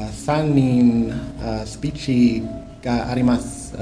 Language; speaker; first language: Japanese; non-native, learner; English